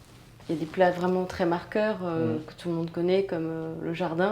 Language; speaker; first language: French; native; French